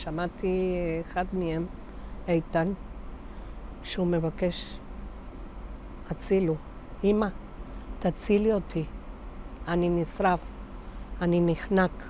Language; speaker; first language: Hebrew; non-native, fluent; Spanish